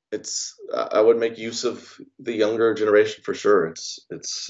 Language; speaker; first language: English; native; English